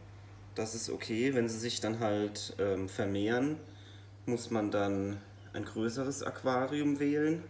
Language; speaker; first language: German; native; German